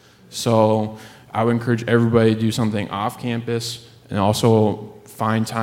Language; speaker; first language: English; native; English